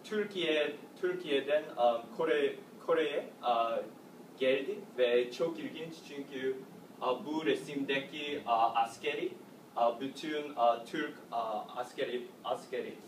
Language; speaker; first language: Turkish; non-native, learner; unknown